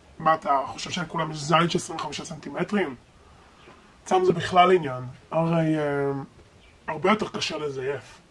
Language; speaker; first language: Hebrew; early bilingual, other home language; Spanish